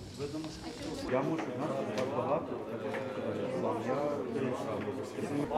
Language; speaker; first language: Ukrainian; early bilingual, heritage; Ukrainian